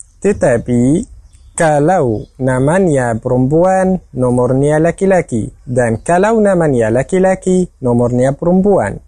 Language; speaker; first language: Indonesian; non-native, fluent; Arabic